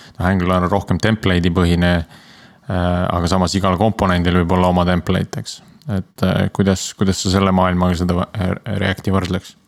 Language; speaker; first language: Estonian; native; Estonian